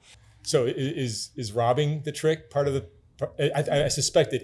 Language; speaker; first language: English; native; English